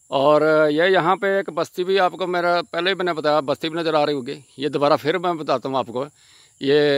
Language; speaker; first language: Hindi; non-native, local second language; Punjabi